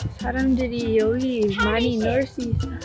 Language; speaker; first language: Korean; non-native, learner; English